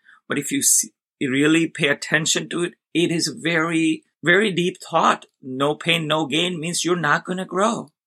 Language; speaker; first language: English; non-native, local second language; Gujarati